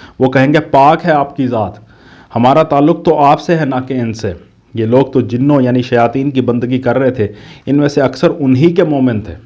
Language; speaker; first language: Urdu; native; Urdu